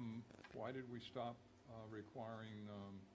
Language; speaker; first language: English; native; English